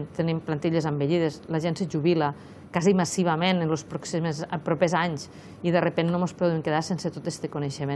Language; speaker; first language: Catalan; native; Catalan